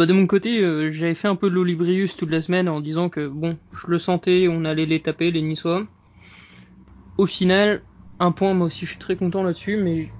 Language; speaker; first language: French; native; French